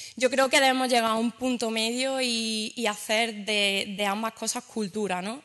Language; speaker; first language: Spanish; native; Spanish